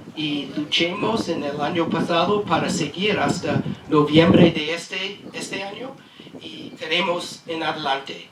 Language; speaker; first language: Spanish; non-native, learner; English